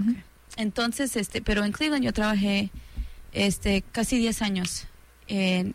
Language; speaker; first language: Spanish; early bilingual, heritage; Spanish